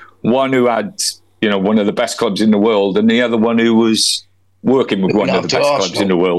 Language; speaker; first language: English; native; English